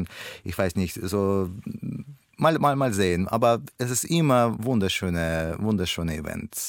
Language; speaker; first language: German; non-native, learner; Russian